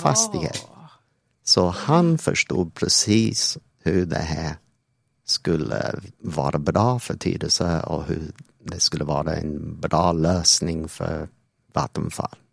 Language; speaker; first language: Swedish; non-native, fluent; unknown